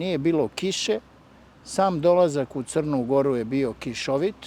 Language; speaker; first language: Bosnian; native; Bosnian